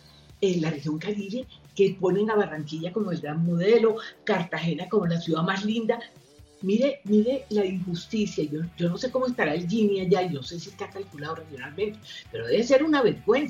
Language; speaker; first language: Spanish; native; Spanish